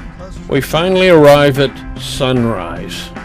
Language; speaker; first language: English; native; English